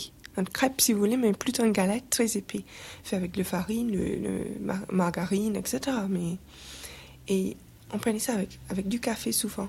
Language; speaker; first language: French; non-native, fluent; English